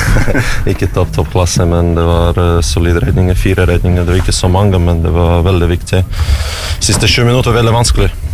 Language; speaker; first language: Norwegian; non-native, learner; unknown